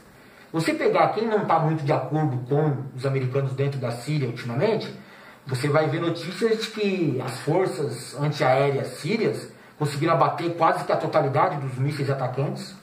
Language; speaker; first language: Portuguese; native; Portuguese